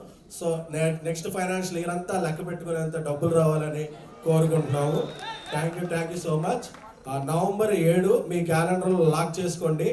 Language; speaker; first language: Telugu; native; Telugu